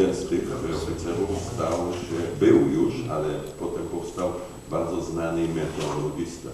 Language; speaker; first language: Polish; non-native, fluent; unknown